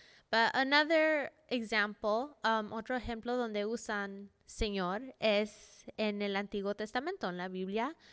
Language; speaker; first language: Spanish; early bilingual, heritage; Spanish